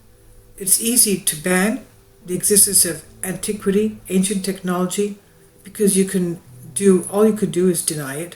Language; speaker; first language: English; non-native, fluent; Greek